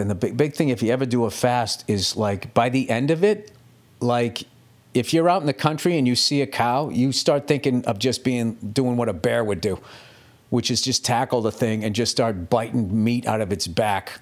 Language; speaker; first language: English; native; English